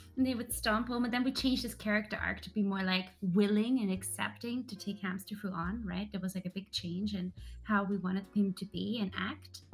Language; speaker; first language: English; early bilingual, other home language; German